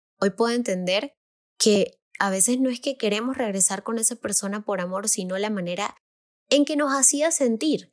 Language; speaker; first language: Spanish; native; Spanish